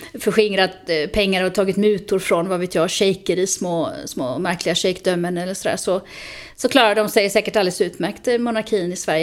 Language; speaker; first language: Swedish; native; Swedish